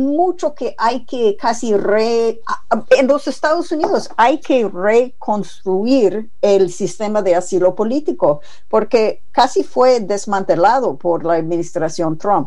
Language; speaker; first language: Spanish; non-native, fluent; English